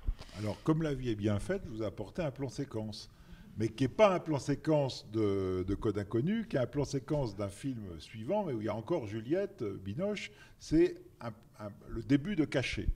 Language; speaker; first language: French; native; French